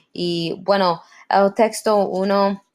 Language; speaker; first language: Spanish; non-native, learner; English